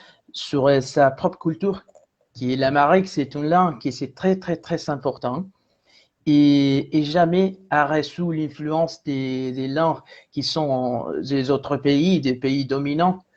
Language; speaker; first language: French; non-native, fluent; Spanish